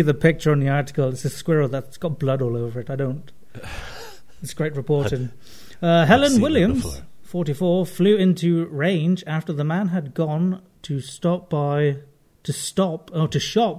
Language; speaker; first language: English; native; English